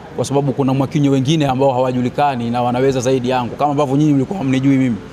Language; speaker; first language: Swahili; native; Swahili